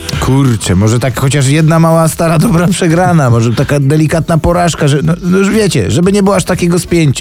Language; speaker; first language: Polish; native; Polish